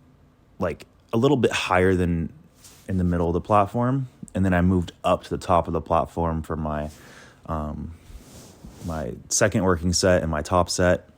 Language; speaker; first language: English; native; English